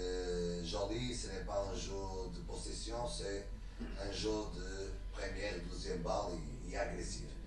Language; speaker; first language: French; non-native, learner; Portuguese